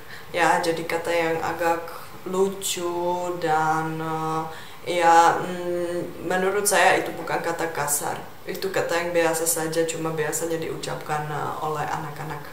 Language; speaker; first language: Indonesian; non-native, fluent; Czech